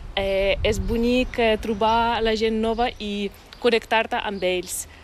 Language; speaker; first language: Catalan; non-native, learner; Ukrainian